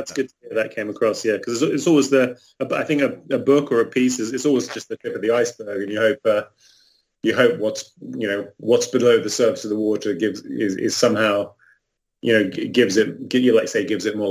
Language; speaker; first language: English; native; English